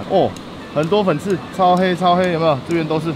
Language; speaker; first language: Chinese; native; Chinese